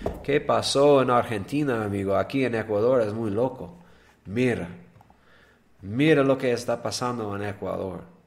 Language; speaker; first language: Spanish; non-native, learner; English